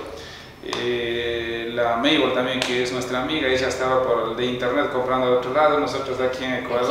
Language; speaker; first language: Spanish; native; Spanish